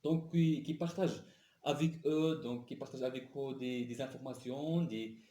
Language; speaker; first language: French; non-native, local second language; Arabic